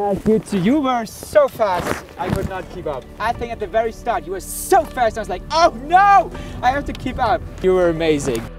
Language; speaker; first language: English; non-native, fluent; German